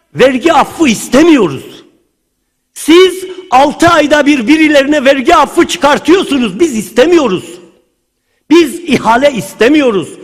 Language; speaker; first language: Turkish; native; Turkish